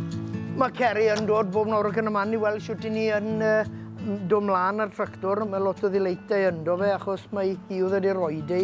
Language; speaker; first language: Welsh; native; Welsh